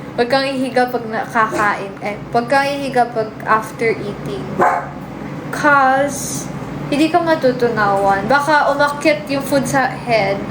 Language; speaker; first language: Filipino; native; Filipino